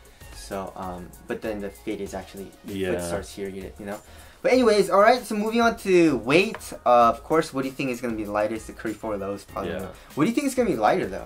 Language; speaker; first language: English; native; English